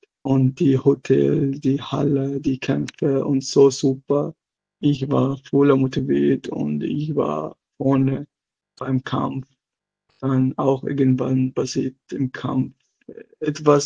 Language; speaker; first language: German; non-native, local second language; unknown